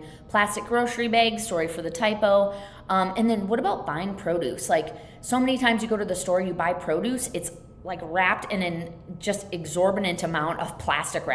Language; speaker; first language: English; native; English